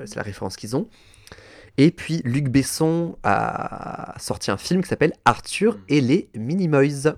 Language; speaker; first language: French; native; French